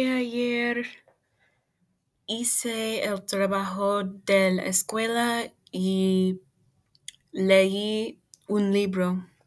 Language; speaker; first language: Spanish; non-native, learner; English